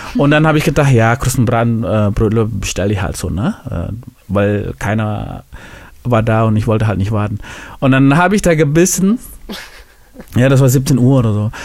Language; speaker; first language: German; non-native, fluent; Indonesian